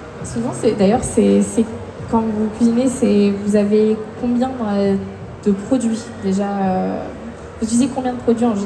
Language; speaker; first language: French; native; French